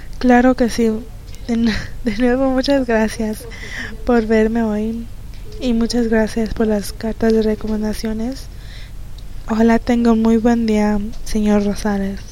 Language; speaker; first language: Spanish; early bilingual, heritage; Spanish